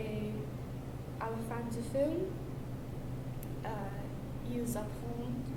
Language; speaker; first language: French; non-native, learner; English